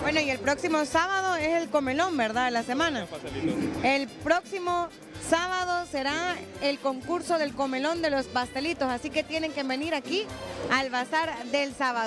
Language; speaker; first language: Spanish; native; Spanish